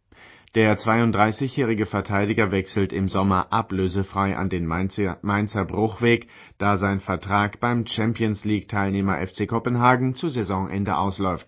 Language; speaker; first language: German; native; German